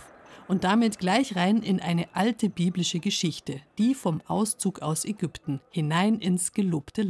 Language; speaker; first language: German; native; German